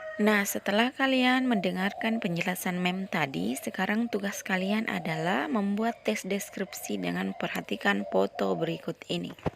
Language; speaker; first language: Indonesian; native; Indonesian